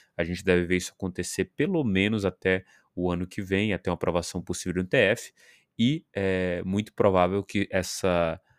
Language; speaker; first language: Portuguese; native; Portuguese